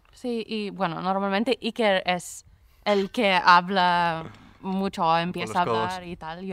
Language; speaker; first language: Spanish; non-native, fluent; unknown